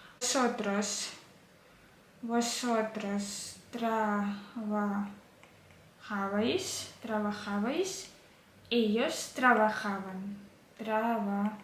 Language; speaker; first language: Spanish; non-native, fluent; Ukrainian